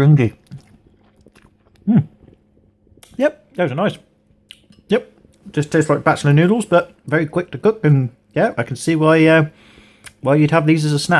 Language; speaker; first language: English; native; English